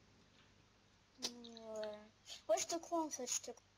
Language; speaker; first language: French; native; French